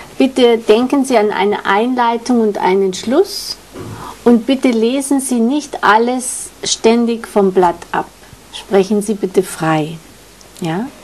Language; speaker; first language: German; native; German